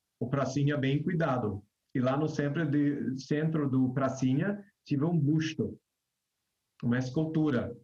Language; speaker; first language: Portuguese; non-native, fluent; English